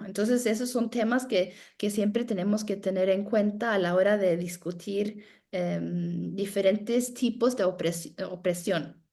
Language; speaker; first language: Spanish; non-native, fluent; Norwegian